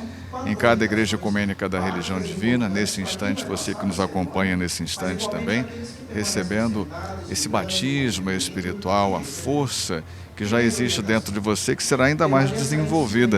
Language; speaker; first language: Portuguese; native; Portuguese